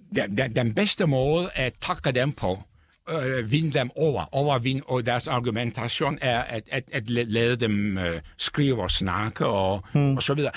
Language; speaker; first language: Danish; non-native, fluent; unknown